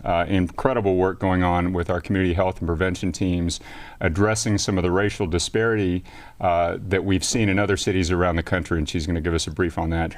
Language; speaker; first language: English; native; English